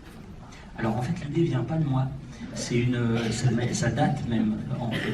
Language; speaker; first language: French; native; French